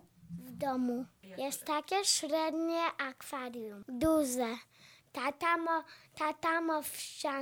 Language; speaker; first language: Polish; early bilingual, heritage; Polish